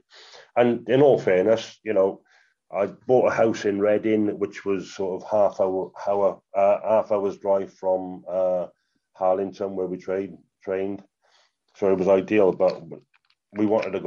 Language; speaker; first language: English; native; English